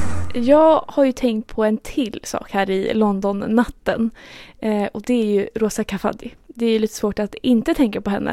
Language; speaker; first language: Swedish; native; Swedish